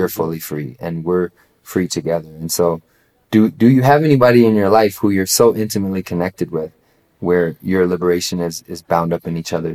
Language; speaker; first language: English; native; English